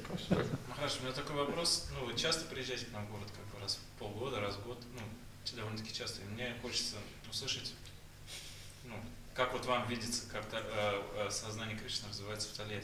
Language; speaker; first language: Russian; native; Russian